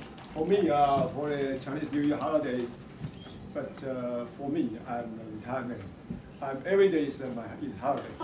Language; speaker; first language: English; non-native, learner; Chinese